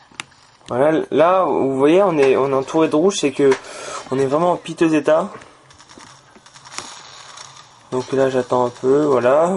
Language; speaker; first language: French; native; French